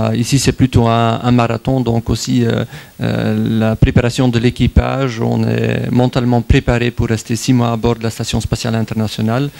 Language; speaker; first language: French; non-native, local second language; Dutch